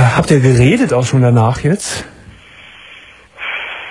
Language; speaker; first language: German; native; German